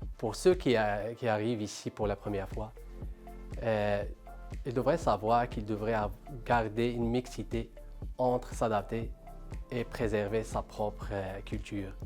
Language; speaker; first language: French; non-native, local second language; Arabic